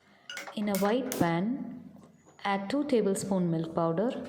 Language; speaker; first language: English; non-native, local second language; Tamil